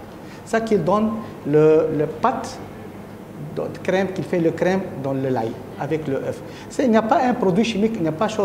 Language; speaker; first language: French; non-native, learner; Arabic